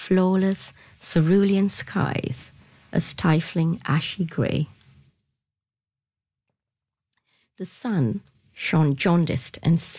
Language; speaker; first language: English; non-native, local second language; Tamil